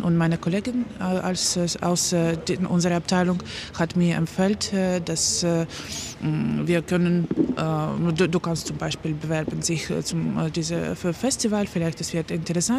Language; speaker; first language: German; non-native, learner; Ukrainian